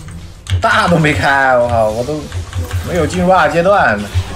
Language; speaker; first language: Chinese; native; Chinese